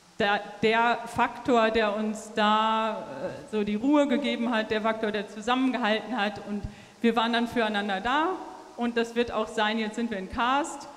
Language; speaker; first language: German; native; German